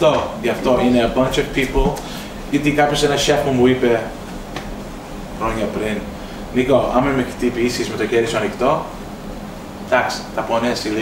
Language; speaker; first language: Greek; early bilingual, heritage; English